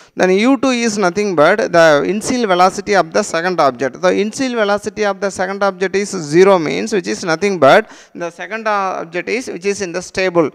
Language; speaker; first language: English; non-native, local second language; Tamil